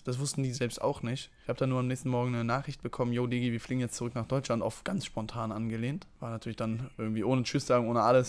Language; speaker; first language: German; native; German